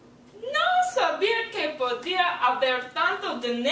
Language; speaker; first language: Spanish; non-native, learner; English